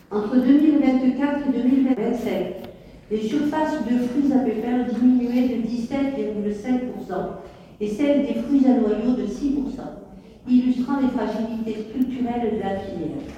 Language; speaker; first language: French; native; French